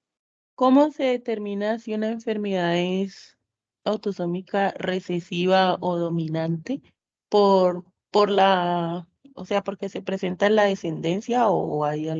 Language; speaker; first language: Spanish; native; Spanish